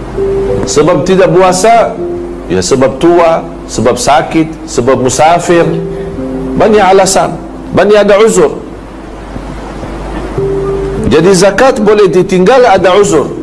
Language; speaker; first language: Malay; non-native, fluent; Arabic